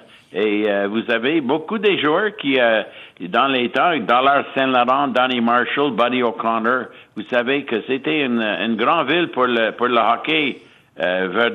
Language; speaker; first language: French; non-native, fluent; English